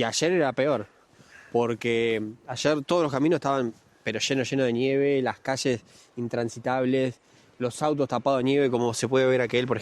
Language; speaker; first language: Spanish; native; Spanish